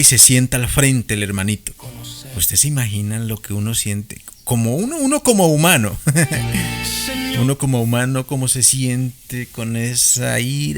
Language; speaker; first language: Spanish; native; Spanish